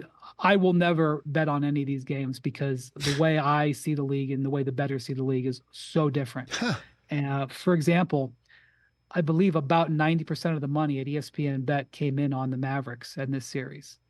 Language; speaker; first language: English; native; English